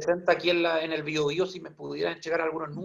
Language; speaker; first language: Spanish; native; Spanish